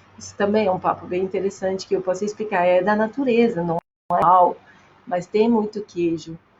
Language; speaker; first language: Portuguese; non-native, fluent; French